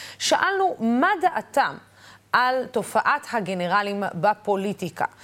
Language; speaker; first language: Hebrew; non-native, local second language; Arabic